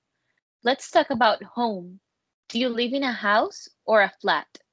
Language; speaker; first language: English; non-native, learner; Spanish